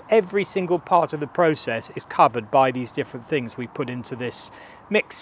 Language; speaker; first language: English; native; English